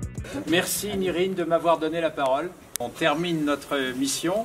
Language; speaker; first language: French; native; French